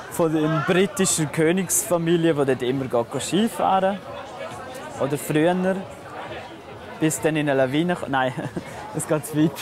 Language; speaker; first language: German; native; German